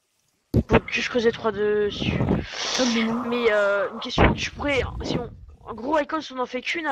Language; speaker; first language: French; native; French